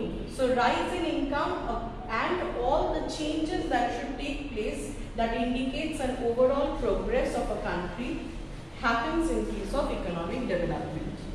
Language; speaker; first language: English; non-native, local second language; Bangla